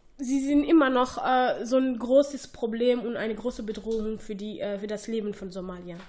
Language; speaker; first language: German; non-native, fluent; Somali